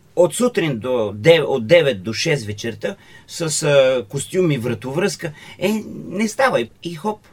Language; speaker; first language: Bulgarian; native; Bulgarian